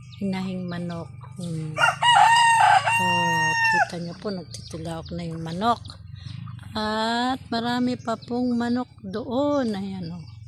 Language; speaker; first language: Filipino; non-native, local second language; Cebuano